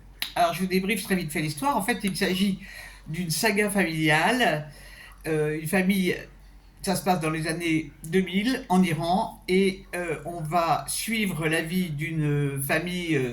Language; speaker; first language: French; native; French